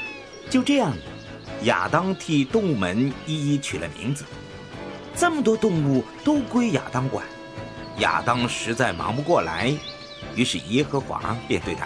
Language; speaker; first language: Chinese; native; Chinese